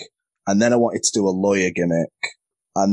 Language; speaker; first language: English; native; English